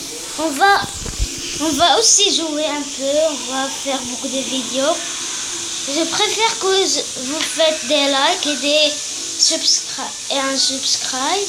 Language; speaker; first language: French; non-native, learner; Arabic